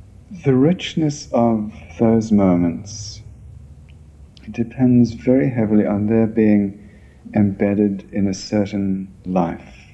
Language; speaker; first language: English; native; English